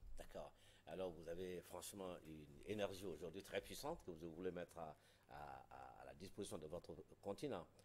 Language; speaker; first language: French; non-native, local second language; Bambara